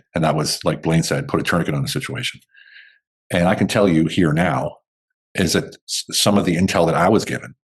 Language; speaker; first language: English; native; English